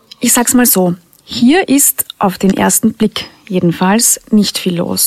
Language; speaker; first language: German; native; German